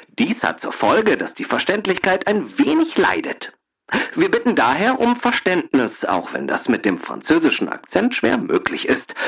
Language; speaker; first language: German; native; German